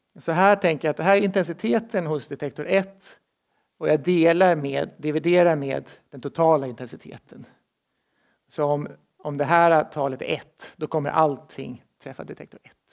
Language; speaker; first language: Swedish; native; Swedish